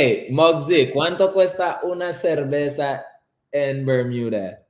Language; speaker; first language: Spanish; early bilingual, heritage; Spanish